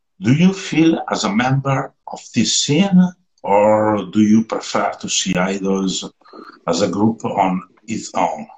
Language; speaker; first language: English; non-native, learner; Italian